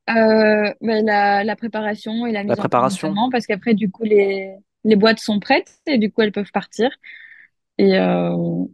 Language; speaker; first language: French; native; French